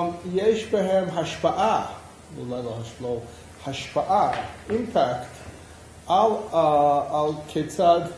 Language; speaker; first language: Hebrew; non-native, fluent; English